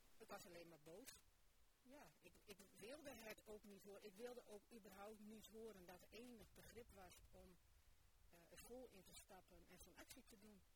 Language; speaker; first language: Dutch; native; Dutch